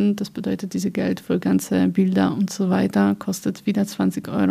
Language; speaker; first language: German; non-native, fluent; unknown